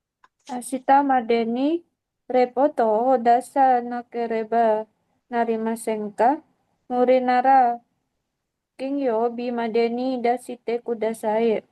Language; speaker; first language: Japanese; non-native, learner; Indonesian